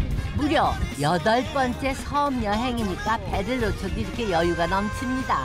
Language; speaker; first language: Korean; native; Korean